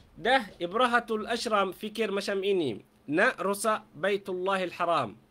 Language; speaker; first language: Malay; non-native, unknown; Arabic